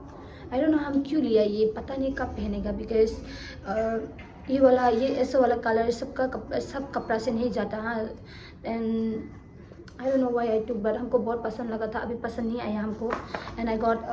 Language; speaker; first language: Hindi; non-native, local second language; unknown